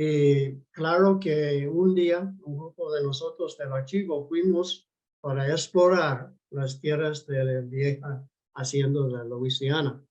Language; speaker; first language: Spanish; non-native, fluent; English